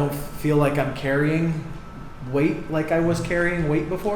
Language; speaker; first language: English; native; English